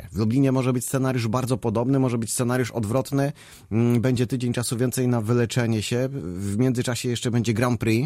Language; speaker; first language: Polish; native; Polish